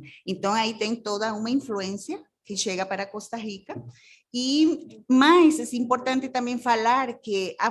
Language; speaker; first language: Portuguese; non-native, fluent; Spanish